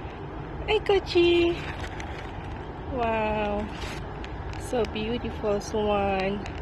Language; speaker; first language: English; non-native, local second language; Filipino